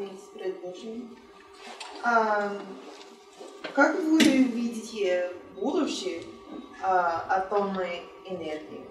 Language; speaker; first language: Russian; non-native, fluent; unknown